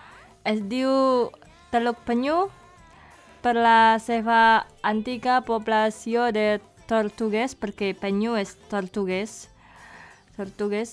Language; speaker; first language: Catalan; non-native, fluent; Indonesian